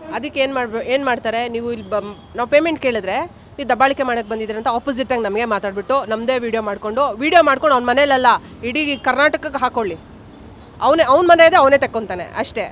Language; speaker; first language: Kannada; native; Kannada